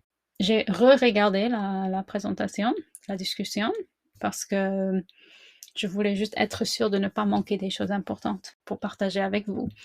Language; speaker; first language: French; non-native, fluent; English